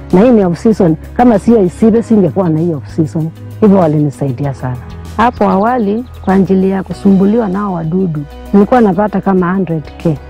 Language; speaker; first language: Swahili; non-native, local second language; Kamba